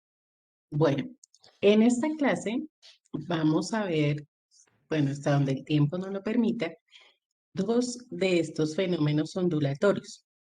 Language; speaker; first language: Spanish; native; Spanish